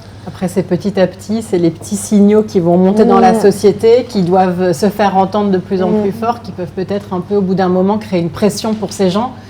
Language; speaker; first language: French; native; French